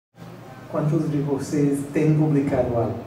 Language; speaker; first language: Portuguese; non-native, learner; English